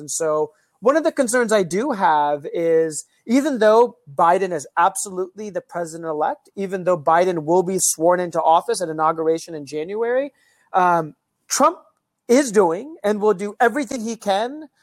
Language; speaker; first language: English; native; English